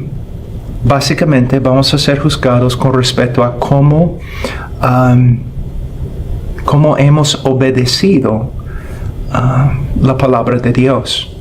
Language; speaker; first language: Spanish; non-native, fluent; English